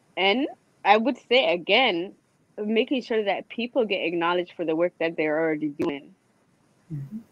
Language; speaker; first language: English; native; English